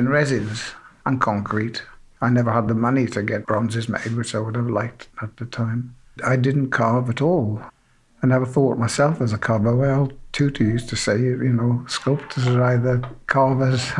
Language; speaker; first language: English; native; English